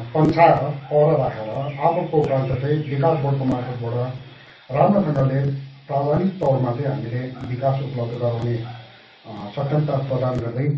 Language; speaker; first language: Nepali; native; Nepali